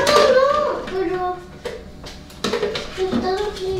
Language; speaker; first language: Spanish; early bilingual, heritage; Spanish